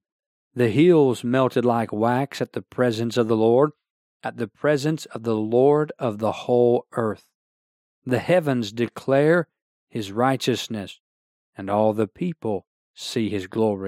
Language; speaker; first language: English; native; English